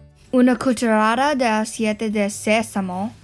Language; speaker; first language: Spanish; non-native, learner; English